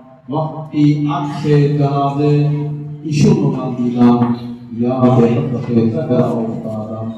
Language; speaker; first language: Persian; non-native, fluent; Urdu